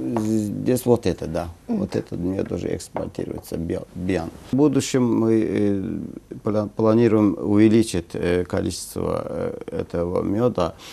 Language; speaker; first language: Russian; non-native, local second language; Azerbaijani